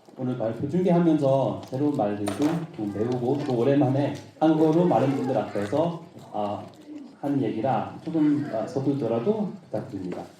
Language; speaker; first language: Korean; non-native, fluent; English